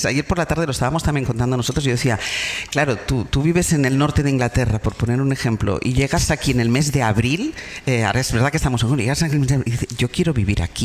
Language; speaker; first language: Spanish; native; Spanish